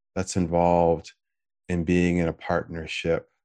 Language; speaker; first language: English; native; English